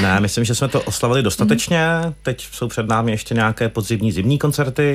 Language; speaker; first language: Czech; native; Czech